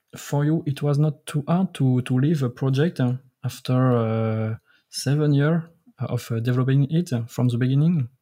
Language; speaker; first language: English; non-native, learner; French